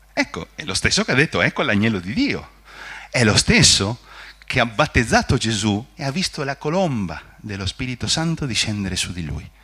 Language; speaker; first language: Italian; non-native, fluent; Spanish